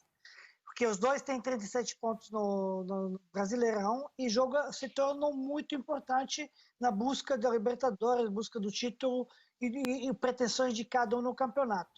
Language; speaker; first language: Portuguese; non-native, fluent; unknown